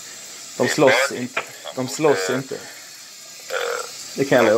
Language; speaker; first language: Swedish; native; Swedish